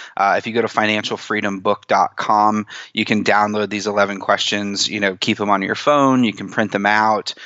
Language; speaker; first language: English; native; English